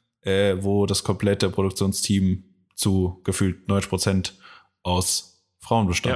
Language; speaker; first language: German; native; German